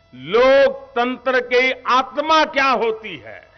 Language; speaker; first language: Hindi; non-native, local second language; Gujarati